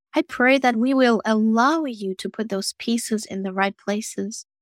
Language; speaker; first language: English; non-native, fluent; Russian